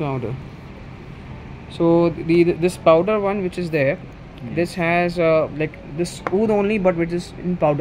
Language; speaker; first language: English; non-native, local second language; Hindi